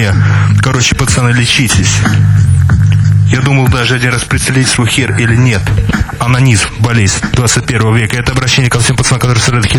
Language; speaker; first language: Russian; native; Russian